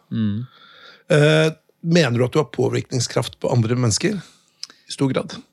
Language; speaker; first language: Norwegian; native; Norwegian